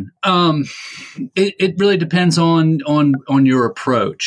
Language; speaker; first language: English; native; English